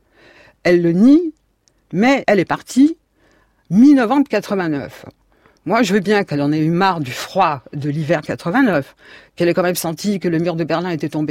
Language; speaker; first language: French; native; French